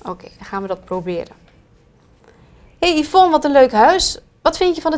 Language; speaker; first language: Dutch; native; Dutch